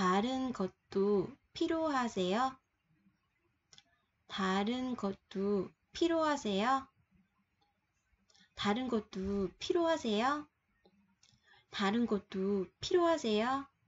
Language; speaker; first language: Korean; non-native, fluent; Vietnamese